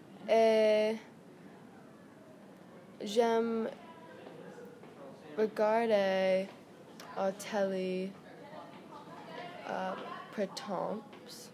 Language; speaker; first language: French; non-native, learner; English